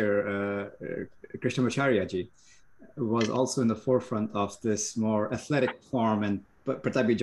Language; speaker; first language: English; non-native, local second language; Bangla